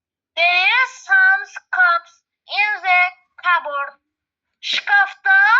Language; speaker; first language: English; non-native, learner; Azerbaijani